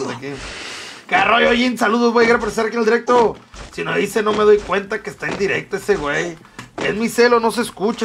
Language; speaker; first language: Spanish; native; Spanish